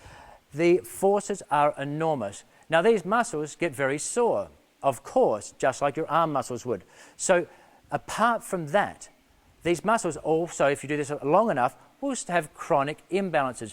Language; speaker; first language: English; native; English